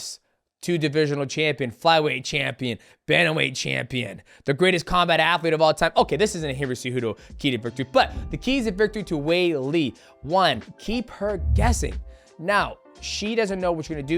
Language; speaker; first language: English; native; English